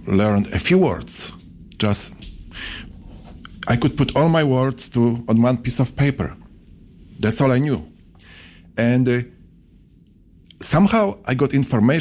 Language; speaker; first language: English; non-native, fluent; Polish